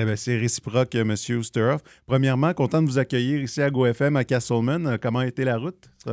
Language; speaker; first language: French; native; French